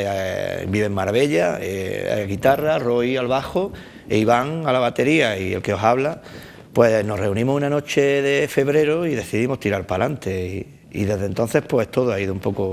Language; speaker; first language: Spanish; native; Spanish